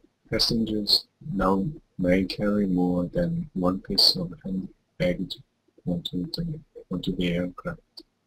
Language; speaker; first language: English; non-native, learner; Korean